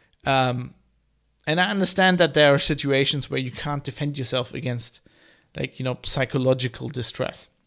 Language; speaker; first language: English; non-native, fluent; German